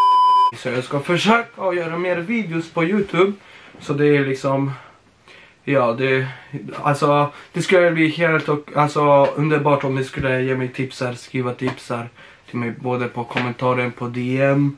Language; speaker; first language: Swedish; non-native, fluent; Polish